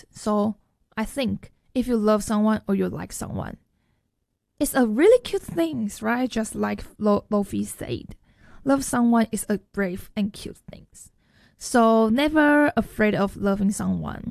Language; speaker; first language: English; non-native, fluent; Chinese